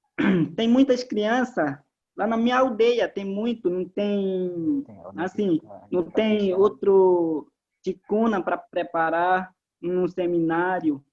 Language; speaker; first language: Portuguese; non-native, local second language; Ticuna